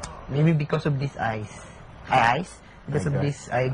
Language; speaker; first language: English; non-native, learner; Filipino